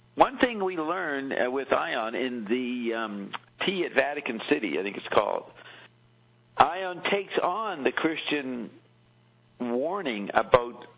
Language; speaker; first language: English; native; English